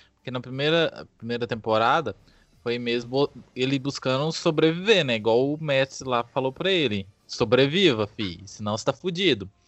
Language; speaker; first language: Portuguese; native; Portuguese